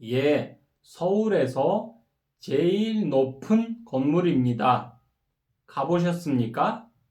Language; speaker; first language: Korean; non-native, fluent; Kyrgyz